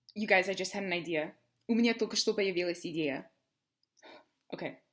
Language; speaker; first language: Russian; non-native, learner; English